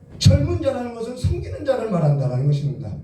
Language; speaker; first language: Korean; native; Korean